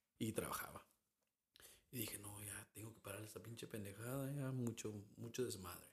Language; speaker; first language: Spanish; early bilingual, heritage; Spanish